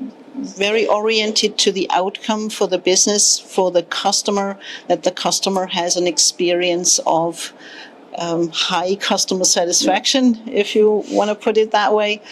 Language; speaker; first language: English; non-native, fluent; German